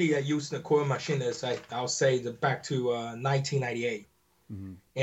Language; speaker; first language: English; non-native, learner; Chinese